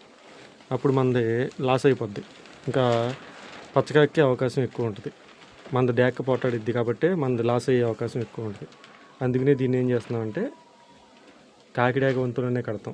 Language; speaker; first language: Telugu; native; Telugu